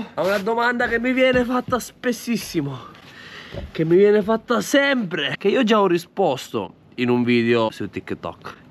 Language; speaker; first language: Italian; non-native, local second language; Sicilian